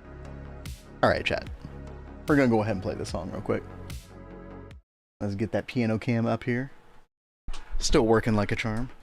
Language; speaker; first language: English; native; English